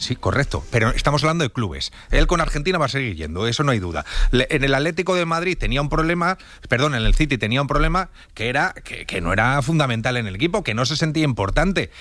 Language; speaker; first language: Spanish; native; Spanish